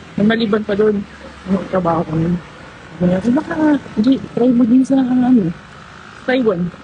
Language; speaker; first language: Filipino; native; Filipino